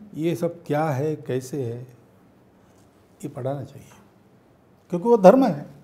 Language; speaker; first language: Hindi; non-native, local second language; Marathi